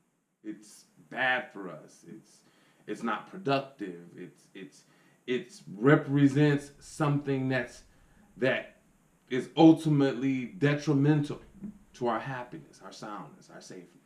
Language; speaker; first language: English; native; English